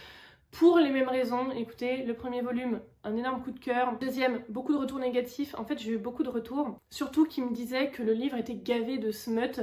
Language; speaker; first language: French; native; French